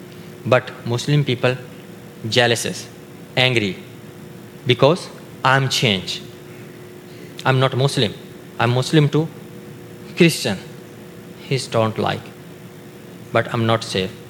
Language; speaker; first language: English; non-native, learner; Urdu